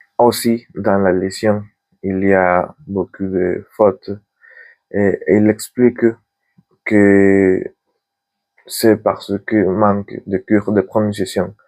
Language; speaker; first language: French; non-native, learner; Spanish